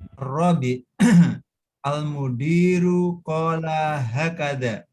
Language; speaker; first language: Arabic; non-native, learner; Indonesian